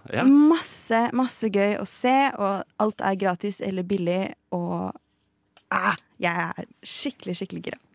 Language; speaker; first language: Norwegian; native; Norwegian